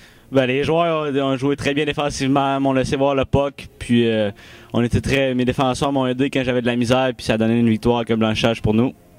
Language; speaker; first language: French; native; French